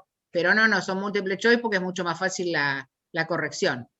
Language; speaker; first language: Spanish; native; Spanish